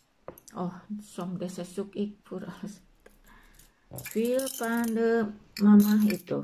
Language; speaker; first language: Dutch; non-native, learner; Indonesian